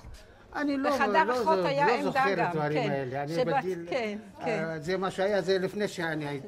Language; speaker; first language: Hebrew; non-native, local second language; Armenian